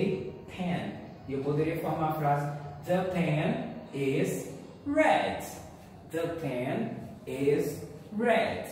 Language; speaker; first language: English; non-native, fluent; Portuguese